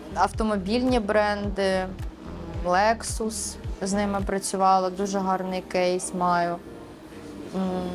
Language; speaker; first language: Ukrainian; early bilingual, other home language; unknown